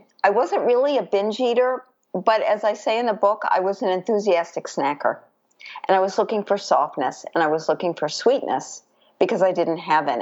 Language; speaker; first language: English; native; English